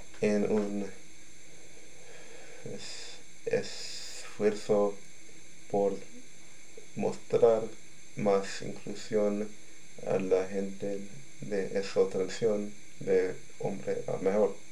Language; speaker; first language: Spanish; non-native, learner; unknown